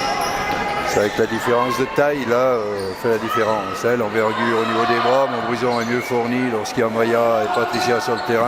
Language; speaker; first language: French; native; French